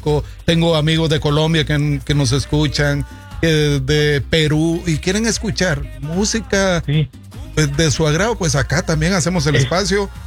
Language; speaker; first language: Spanish; native; Spanish